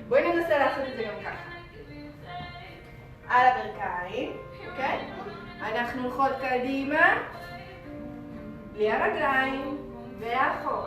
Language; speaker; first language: Hebrew; native; Hebrew